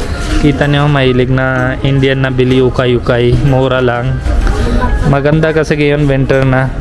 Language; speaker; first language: Filipino; non-native, learner; Hindi